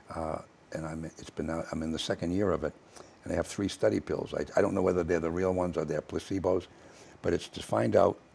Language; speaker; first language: English; native; English